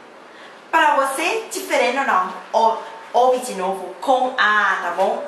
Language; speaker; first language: Portuguese; non-native, learner; Thai